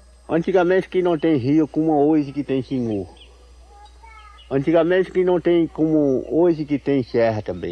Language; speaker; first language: Portuguese; non-native, local second language; Kayapó